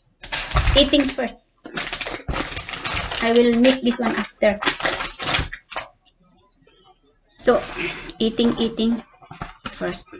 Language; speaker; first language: English; non-native, learner; Cebuano